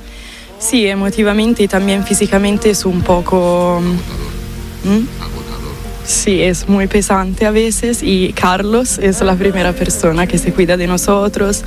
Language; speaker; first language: Spanish; non-native, fluent; Italian